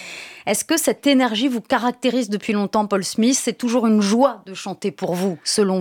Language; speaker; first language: French; native; French